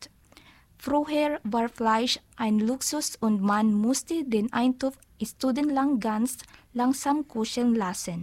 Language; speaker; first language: German; non-native, learner; Filipino